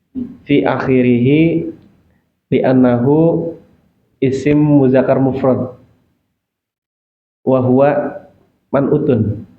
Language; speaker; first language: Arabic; non-native, learner; Indonesian